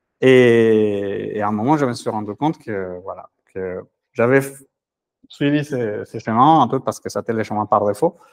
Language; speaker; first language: French; non-native, fluent; Spanish